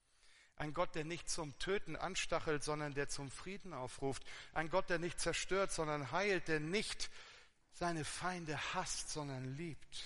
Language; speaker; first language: German; native; German